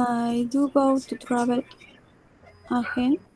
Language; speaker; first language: English; non-native, learner; Spanish